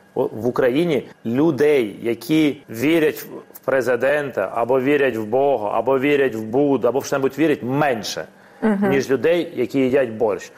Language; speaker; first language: Ukrainian; non-native, local second language; Russian